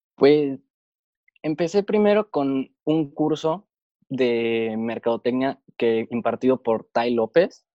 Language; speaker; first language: Spanish; native; Spanish